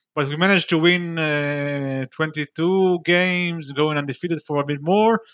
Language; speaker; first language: English; non-native, fluent; Hebrew